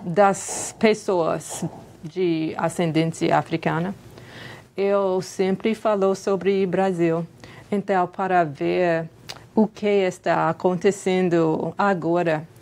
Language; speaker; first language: Portuguese; non-native, fluent; English